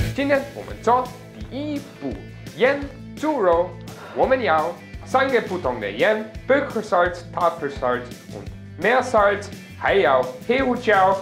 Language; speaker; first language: Chinese; non-native, fluent; German